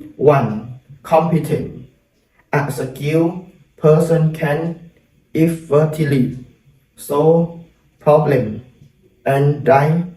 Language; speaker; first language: English; non-native, learner; Thai